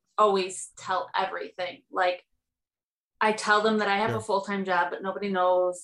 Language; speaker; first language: English; native; English